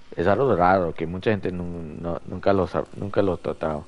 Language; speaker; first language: Spanish; early bilingual, heritage; Spanish